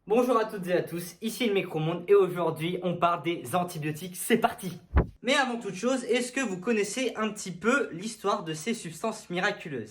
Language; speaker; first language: French; native; French